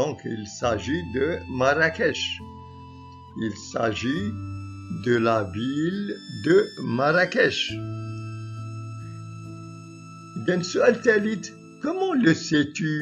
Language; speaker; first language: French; non-native, local second language; Arabic